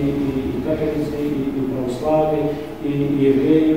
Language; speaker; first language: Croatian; non-native, fluent; Azerbaijani